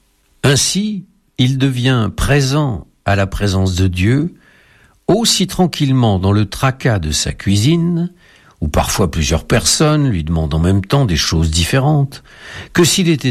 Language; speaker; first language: French; native; French